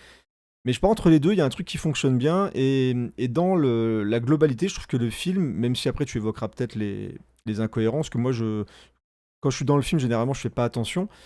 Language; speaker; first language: French; native; French